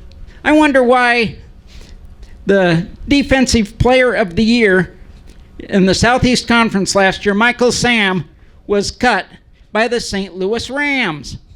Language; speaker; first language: English; native; English